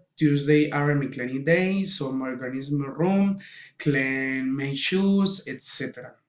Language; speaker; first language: English; non-native, learner; Spanish